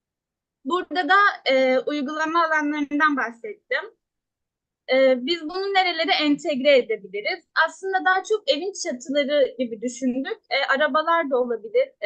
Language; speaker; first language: Turkish; native; Turkish